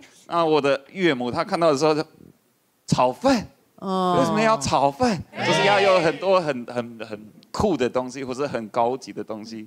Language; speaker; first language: Chinese; non-native, fluent; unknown